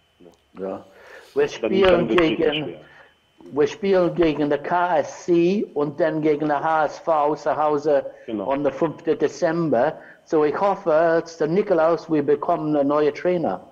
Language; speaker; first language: German; non-native, fluent; English